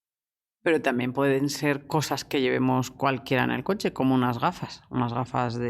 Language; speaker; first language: Spanish; native; Spanish